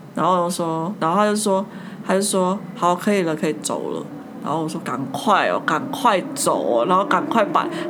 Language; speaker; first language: Chinese; native; Chinese